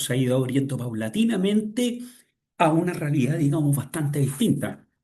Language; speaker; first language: Spanish; native; Spanish